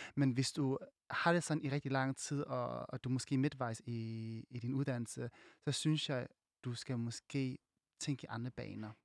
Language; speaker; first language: Danish; early bilingual, other home language; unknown